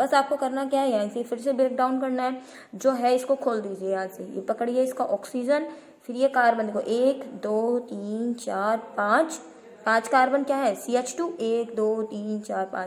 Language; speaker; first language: Hindi; native; Hindi